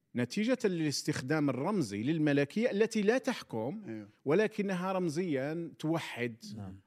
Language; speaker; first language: Arabic; native; Arabic